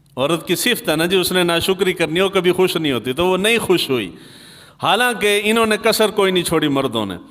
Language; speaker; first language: Urdu; non-native, local second language; Punjabi